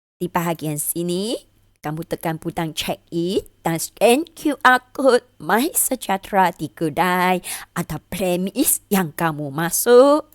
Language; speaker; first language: Malay; non-native, local second language; Chinese